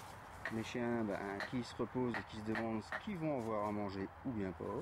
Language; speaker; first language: French; native; French